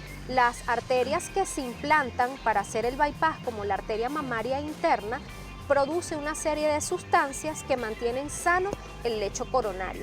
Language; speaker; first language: Spanish; native; Spanish